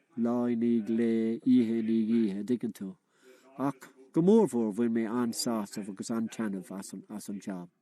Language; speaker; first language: Irish; non-native, local second language; English